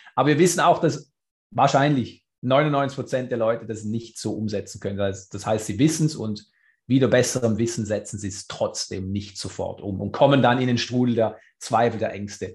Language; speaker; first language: German; native; German